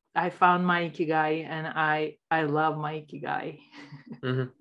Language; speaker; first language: English; non-native, fluent; Turkish